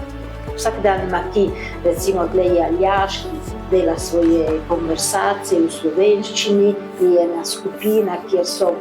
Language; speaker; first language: Slovenian; early bilingual, heritage; Slovenian